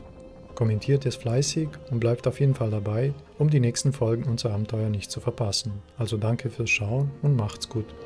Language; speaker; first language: German; native; German